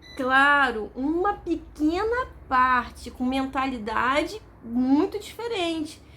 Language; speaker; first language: Portuguese; native; Portuguese